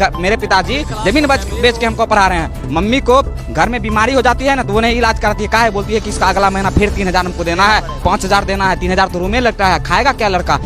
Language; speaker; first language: Hindi; native; Hindi